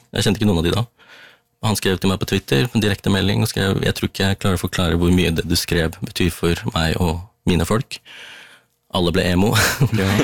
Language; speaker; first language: Norwegian; early bilingual, other home language; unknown